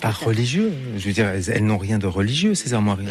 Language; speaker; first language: French; native; French